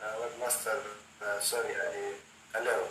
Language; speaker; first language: English; non-native, learner; Turkish